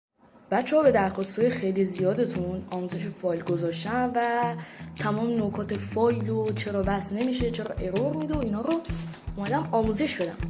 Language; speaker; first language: Persian; native; Persian